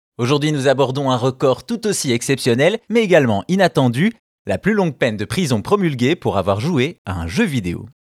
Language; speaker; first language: French; native; French